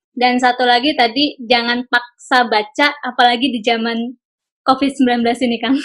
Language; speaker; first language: Indonesian; native; Indonesian